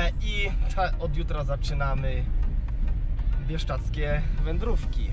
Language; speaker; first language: Polish; native; Polish